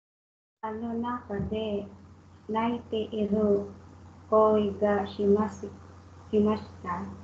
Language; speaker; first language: Japanese; non-native, learner; Filipino